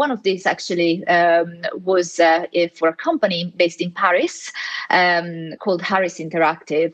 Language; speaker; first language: English; non-native, fluent; Italian